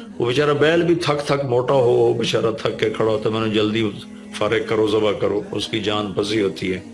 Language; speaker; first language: Urdu; non-native, local second language; Punjabi